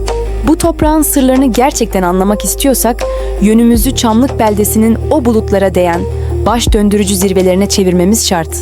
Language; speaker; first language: Turkish; native; Turkish